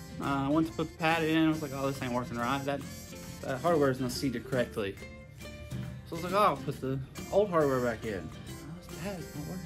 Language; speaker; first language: English; native; English